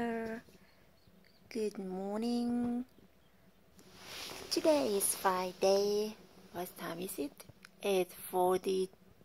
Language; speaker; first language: English; non-native, learner; Thai